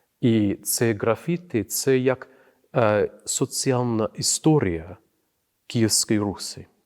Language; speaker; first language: Ukrainian; non-native, fluent; English